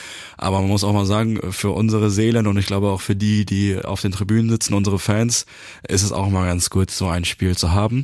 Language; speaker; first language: German; early bilingual, other home language; Turkish